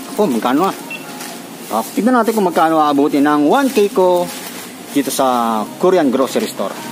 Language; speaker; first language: Filipino; native; Filipino